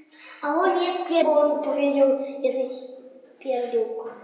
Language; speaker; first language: Polish; native; Polish